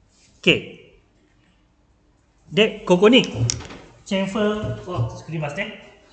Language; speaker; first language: Japanese; non-native, fluent; Malay